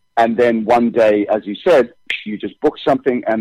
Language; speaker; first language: English; native; English